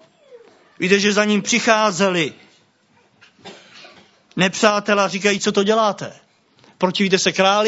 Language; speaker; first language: Czech; native; Czech